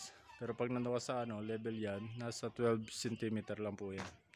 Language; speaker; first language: Filipino; native; Filipino